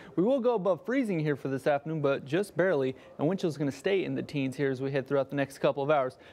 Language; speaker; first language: English; native; English